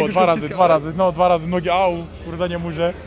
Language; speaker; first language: Polish; non-native, learner; Uzbek